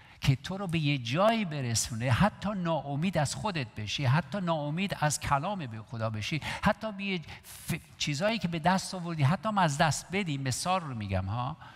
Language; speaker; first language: Persian; non-native, local second language; Armenian